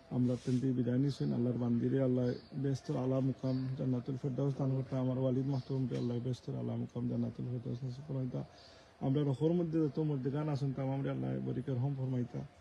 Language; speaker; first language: Bangla; native; Bangla